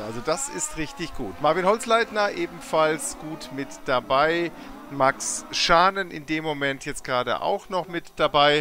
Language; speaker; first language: German; native; German